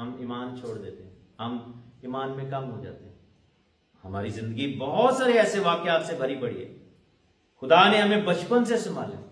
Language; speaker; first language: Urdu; non-native, local second language; Punjabi